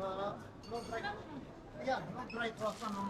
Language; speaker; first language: German; non-native, learner; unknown